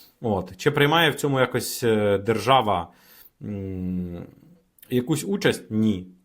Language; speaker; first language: Ukrainian; native; Ukrainian